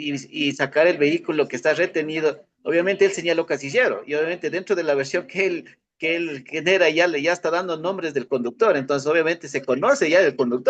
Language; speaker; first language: Spanish; native; Spanish